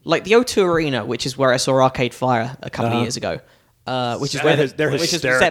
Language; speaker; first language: English; native; English